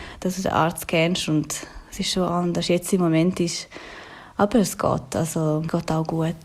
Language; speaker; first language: German; non-native, local second language; Italian